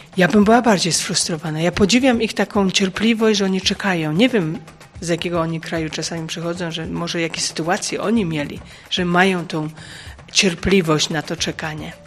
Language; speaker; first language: Polish; native; Polish